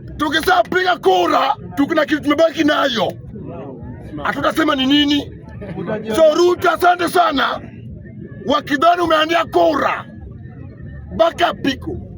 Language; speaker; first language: Swahili; native; Swahili